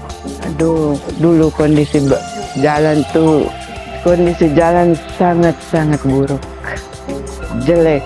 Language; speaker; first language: Indonesian; non-native, local second language; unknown